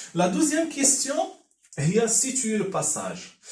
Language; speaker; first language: French; non-native, local second language; Arabic